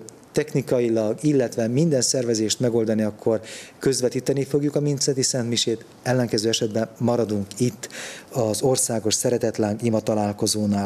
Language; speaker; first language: Hungarian; native; Hungarian